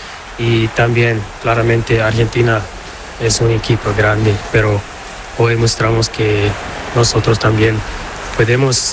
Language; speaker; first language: Spanish; non-native, learner; Portuguese